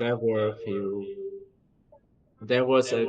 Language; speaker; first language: English; non-native, learner; Vietnamese